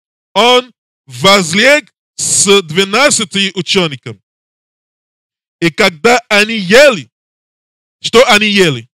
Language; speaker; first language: Russian; non-native, learner; English